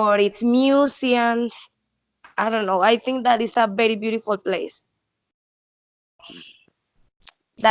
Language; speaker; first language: English; non-native, learner; Spanish